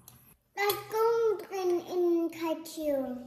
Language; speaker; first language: German; early bilingual, other home language; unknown